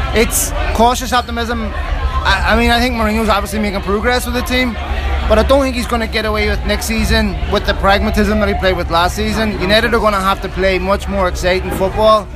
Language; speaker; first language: English; native; English